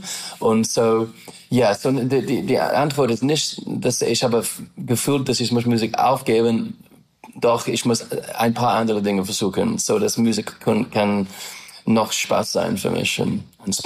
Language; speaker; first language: German; non-native, learner; English